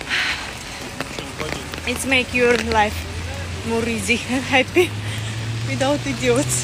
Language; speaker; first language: English; non-native, learner; Russian